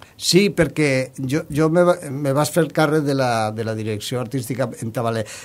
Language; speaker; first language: Catalan; non-native, local second language; Spanish